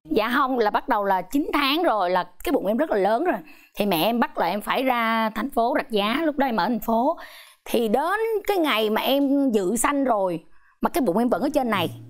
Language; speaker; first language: Vietnamese; non-native, local second language; Khmer